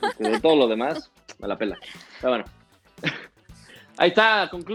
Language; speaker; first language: Spanish; native; Spanish